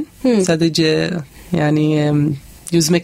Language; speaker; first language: Turkish; non-native, learner; Arabic